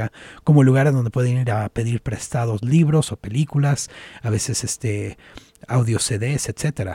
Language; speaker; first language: Spanish; native; Spanish